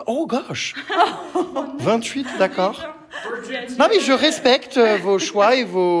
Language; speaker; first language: French; native; French